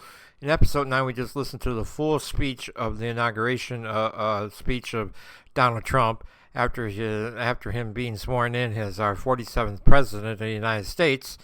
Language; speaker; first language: English; native; English